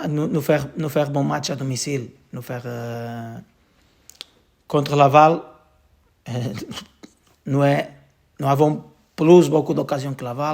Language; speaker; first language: French; non-native, learner; Portuguese